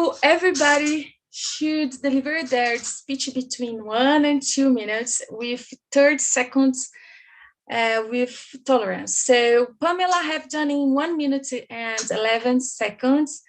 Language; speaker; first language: English; non-native, learner; Portuguese